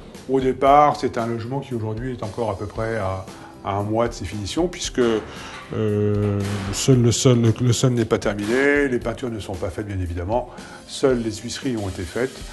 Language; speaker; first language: French; native; French